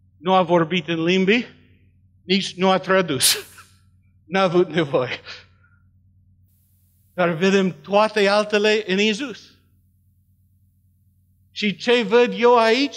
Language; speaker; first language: Romanian; non-native, learner; English